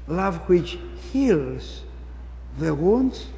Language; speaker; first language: English; non-native, fluent; Greek